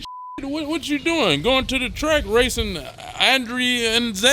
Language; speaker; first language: English; native; English